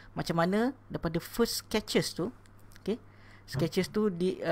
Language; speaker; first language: English; non-native, local second language; Malay